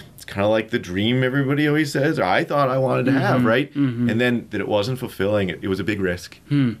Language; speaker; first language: English; native; English